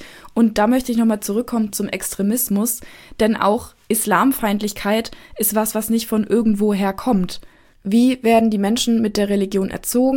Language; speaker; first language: German; native; German